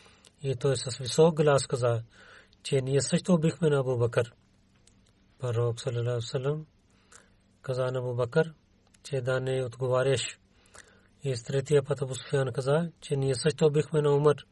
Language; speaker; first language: Bulgarian; non-native, learner; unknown